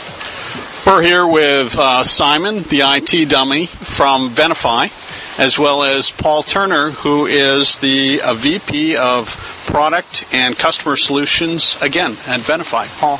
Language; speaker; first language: English; native; English